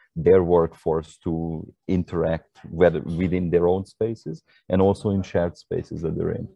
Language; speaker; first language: English; non-native, fluent; Hungarian